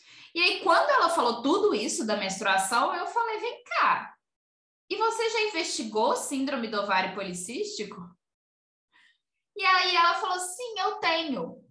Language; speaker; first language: Portuguese; native; Portuguese